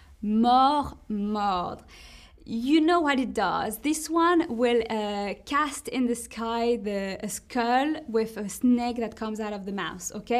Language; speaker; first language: English; non-native, fluent; French